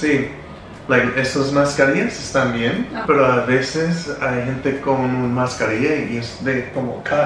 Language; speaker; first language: Spanish; non-native, learner; English